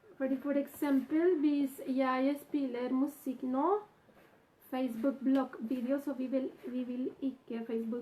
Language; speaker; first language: Norwegian; non-native, learner; Spanish